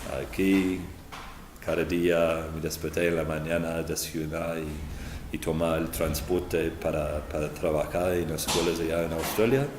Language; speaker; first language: Spanish; non-native, fluent; English